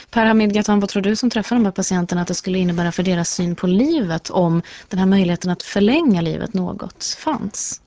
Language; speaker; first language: Swedish; native; Swedish